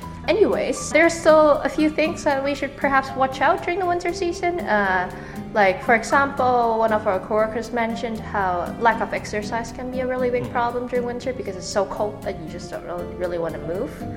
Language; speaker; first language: English; native; English